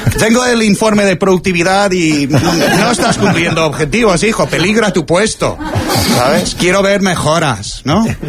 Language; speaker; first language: Spanish; non-native, fluent; English